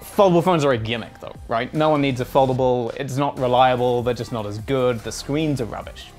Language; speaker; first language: English; native; English